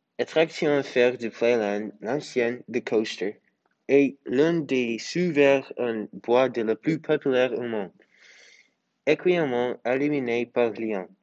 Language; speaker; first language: French; non-native, learner; English